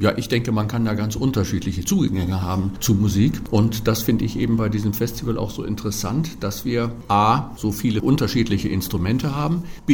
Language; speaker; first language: German; native; German